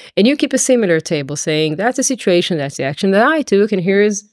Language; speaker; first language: English; non-native, fluent; Hebrew